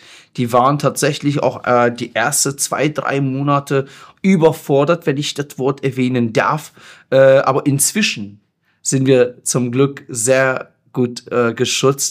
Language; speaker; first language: German; non-native, fluent; Persian